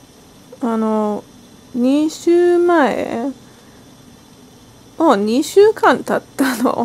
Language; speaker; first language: Japanese; non-native, learner; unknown